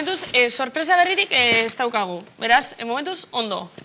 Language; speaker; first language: Basque; native; Basque